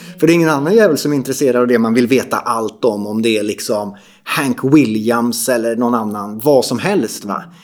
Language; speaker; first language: Swedish; native; Swedish